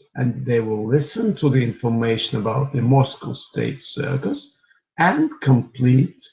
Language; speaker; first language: English; non-native, fluent; Russian